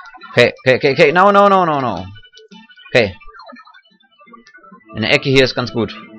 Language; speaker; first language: German; native; German